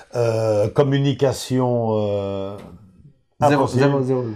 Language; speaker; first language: French; native; French